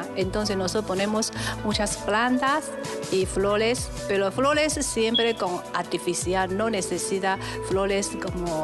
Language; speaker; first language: Spanish; non-native, learner; Chinese